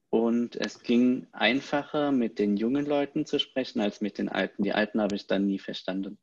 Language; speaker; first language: German; native; German